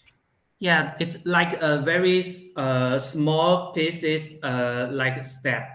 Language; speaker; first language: English; non-native, learner; Chinese